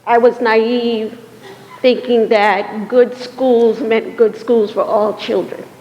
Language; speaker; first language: English; native; English